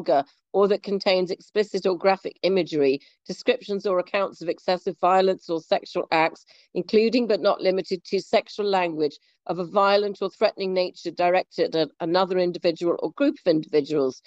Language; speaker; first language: English; native; English